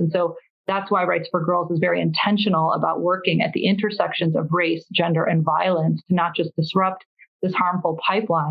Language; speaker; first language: English; early bilingual, other home language; Persian